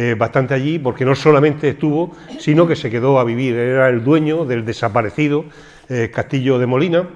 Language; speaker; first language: Spanish; native; Spanish